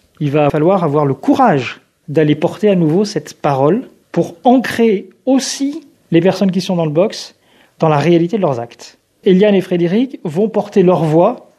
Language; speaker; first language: French; native; French